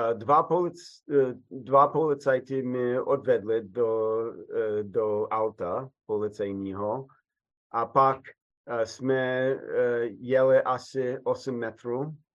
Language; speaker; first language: Czech; non-native, fluent; English